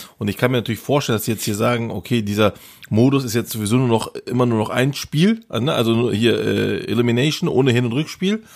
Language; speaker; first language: German; early bilingual, other home language; Turkish